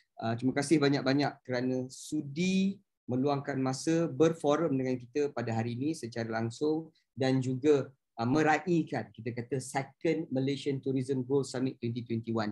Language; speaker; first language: Malay; native; Malay